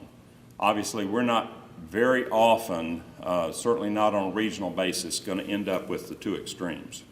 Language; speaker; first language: English; native; English